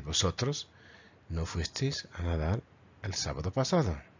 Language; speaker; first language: Spanish; native; Spanish